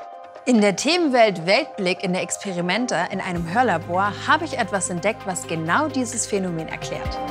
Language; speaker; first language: German; native; German